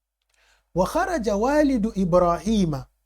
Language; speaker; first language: Arabic; non-native, fluent; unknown